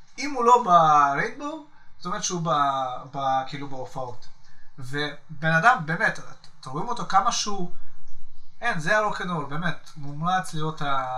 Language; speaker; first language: Hebrew; native; Hebrew